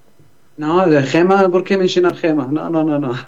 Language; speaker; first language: Spanish; non-native, learner; Arabic